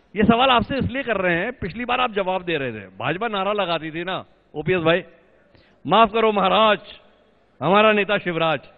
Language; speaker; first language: Hindi; native; Hindi